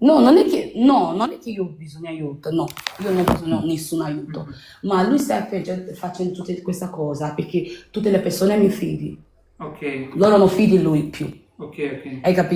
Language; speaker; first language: Italian; non-native, learner; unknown